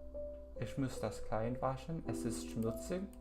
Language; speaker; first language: German; non-native, learner; English